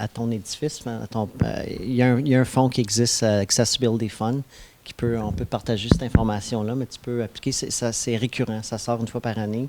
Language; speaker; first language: French; native; French